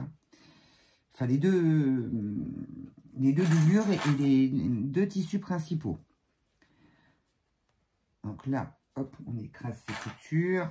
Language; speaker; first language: French; native; French